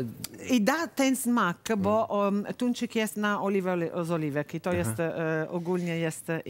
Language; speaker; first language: Polish; non-native, learner; Italian